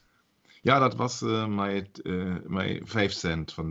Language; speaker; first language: Dutch; non-native, learner; German